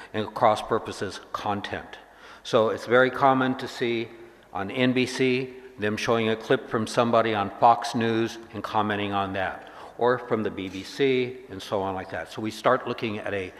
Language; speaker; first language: English; native; English